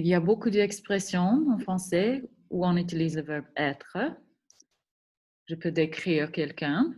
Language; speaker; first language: French; non-native, fluent; English